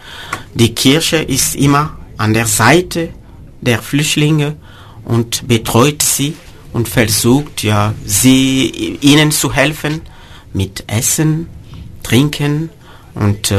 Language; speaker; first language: German; non-native, fluent; Mossi